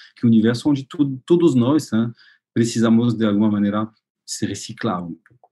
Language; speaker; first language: Portuguese; non-native, fluent; French